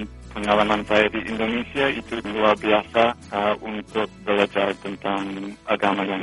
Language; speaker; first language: Indonesian; non-native, fluent; English